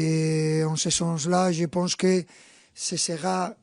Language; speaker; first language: French; non-native, fluent; Spanish